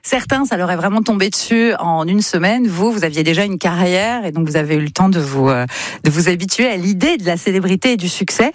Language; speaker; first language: French; native; French